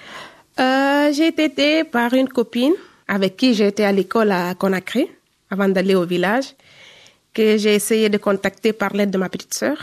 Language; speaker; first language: French; non-native, local second language; Fula